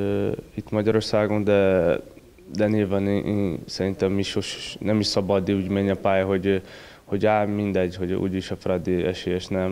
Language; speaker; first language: Hungarian; non-native, learner; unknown